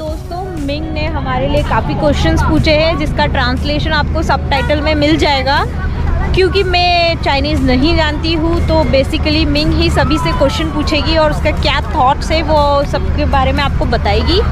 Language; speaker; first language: Hindi; native; Hindi